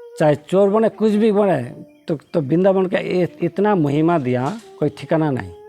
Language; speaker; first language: Hindi; non-native, local second language; Bangla